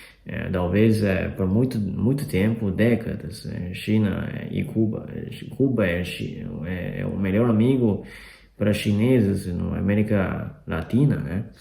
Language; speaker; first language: Portuguese; non-native, fluent; Chinese